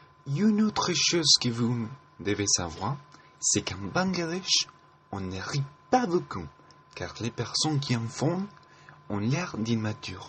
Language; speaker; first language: French; non-native, learner; Spanish